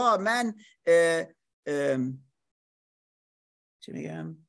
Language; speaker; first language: Persian; non-native, learner; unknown